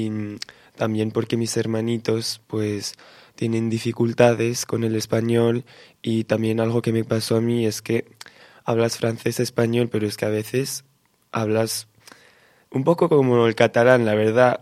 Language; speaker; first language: Spanish; early bilingual, heritage; Spanish